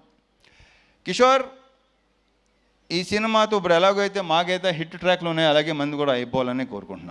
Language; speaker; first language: Telugu; native; Telugu